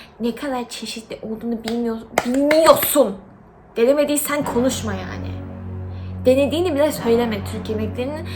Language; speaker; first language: Turkish; non-native, fluent; Korean